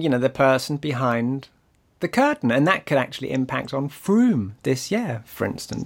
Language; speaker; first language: English; native; English